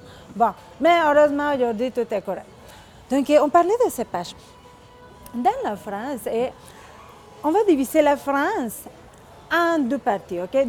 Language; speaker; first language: French; non-native, fluent; Spanish